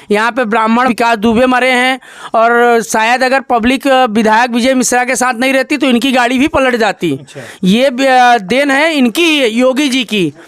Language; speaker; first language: Hindi; native; Hindi